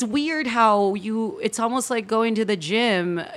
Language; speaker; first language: English; native; English